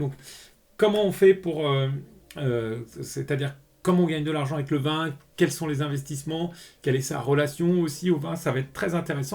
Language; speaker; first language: French; native; French